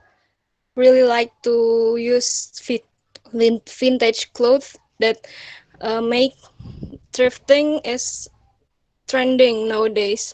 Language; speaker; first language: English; non-native, local second language; Indonesian